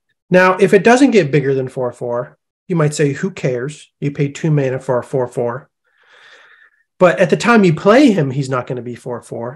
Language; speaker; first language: English; native; English